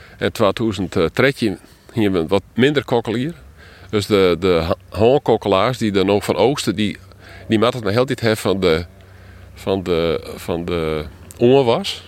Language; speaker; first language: Dutch; non-native, local second language; Western Frisian